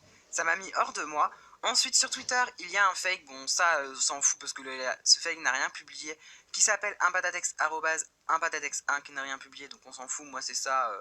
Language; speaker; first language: French; native; French